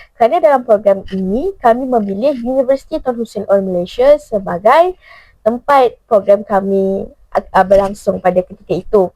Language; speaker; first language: Malay; native; Malay